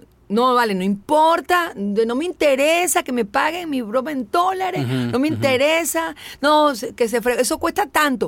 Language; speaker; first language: Spanish; native; Spanish